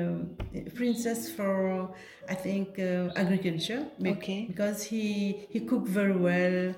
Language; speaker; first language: English; non-native, local second language; Morisyen